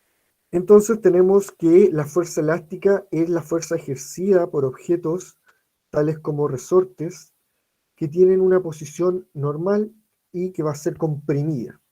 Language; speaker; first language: Spanish; native; Spanish